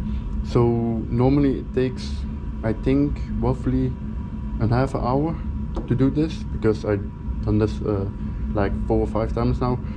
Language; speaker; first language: English; non-native, fluent; Dutch